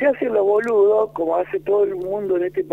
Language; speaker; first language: Spanish; native; Spanish